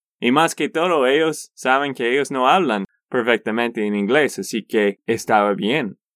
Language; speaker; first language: Spanish; non-native, learner; English